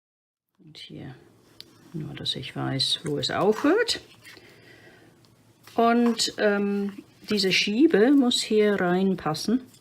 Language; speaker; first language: German; non-native, fluent; English